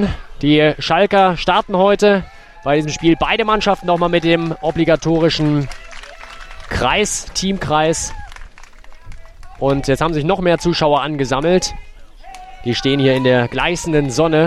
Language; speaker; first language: German; native; German